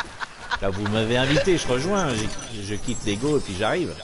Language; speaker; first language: French; native; French